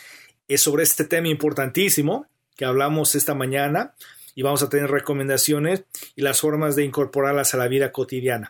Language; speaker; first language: Spanish; native; Spanish